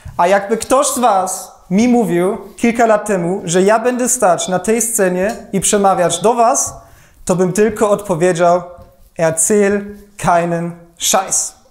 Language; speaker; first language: Polish; non-native, fluent; German